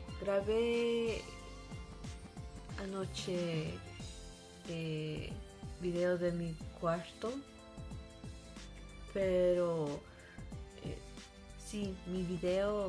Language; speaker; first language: Spanish; early bilingual, heritage; Spanish